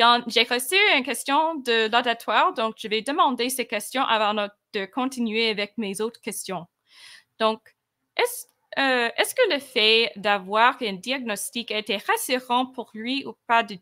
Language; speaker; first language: French; non-native, fluent; English